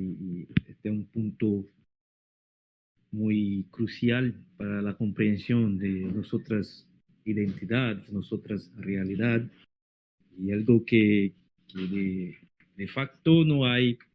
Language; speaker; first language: Spanish; non-native, learner; Portuguese